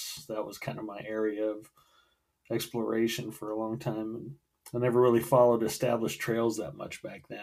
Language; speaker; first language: English; native; English